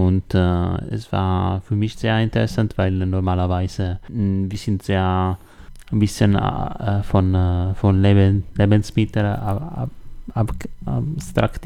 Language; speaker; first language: German; non-native, learner; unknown